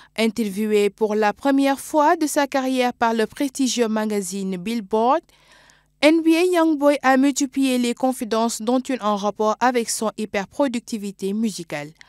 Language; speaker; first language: French; non-native, local second language; Wolof